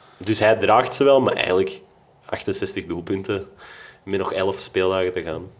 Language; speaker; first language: Dutch; native; Dutch